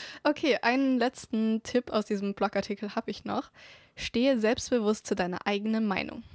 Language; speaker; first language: German; native; German